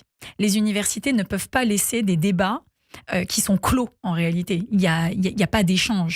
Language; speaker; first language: French; native; French